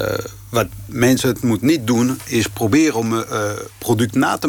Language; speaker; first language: Dutch; non-native, fluent; French